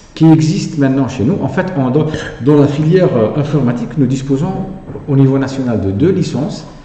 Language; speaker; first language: French; non-native, local second language; Arabic